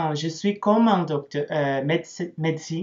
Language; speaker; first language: French; non-native, learner; English